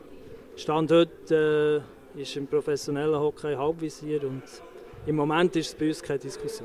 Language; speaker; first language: German; native; German